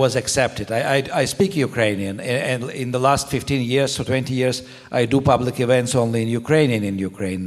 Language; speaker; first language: English; non-native, fluent; Ukrainian